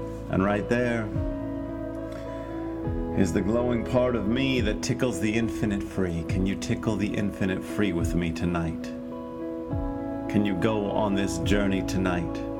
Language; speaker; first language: English; native; English